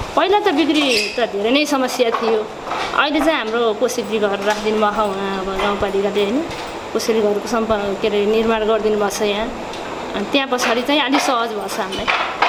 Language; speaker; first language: Nepali; native; Nepali